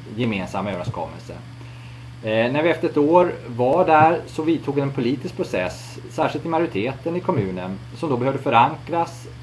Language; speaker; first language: Swedish; native; Swedish